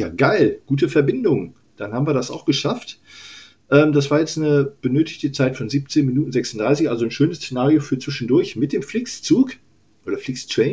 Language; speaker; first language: German; native; German